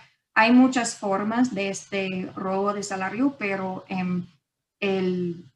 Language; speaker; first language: Spanish; non-native, fluent; English